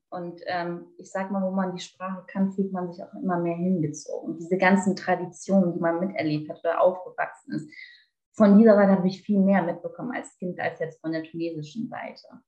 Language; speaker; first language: German; native; German